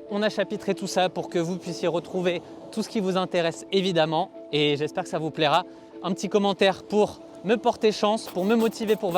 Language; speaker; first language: French; native; French